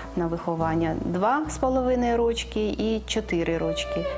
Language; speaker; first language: Ukrainian; native; Ukrainian